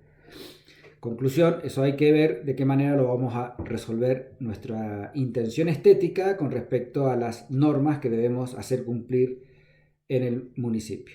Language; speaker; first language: Spanish; native; Spanish